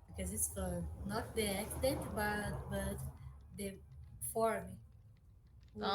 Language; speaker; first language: English; non-native, learner; Portuguese